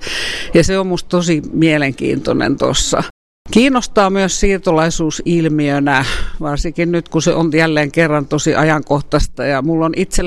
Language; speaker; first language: Finnish; native; Finnish